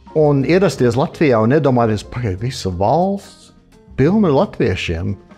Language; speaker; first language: Latvian; early bilingual, heritage; Latvian